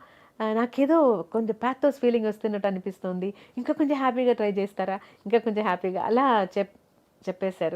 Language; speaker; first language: Telugu; non-native, local second language; Malayalam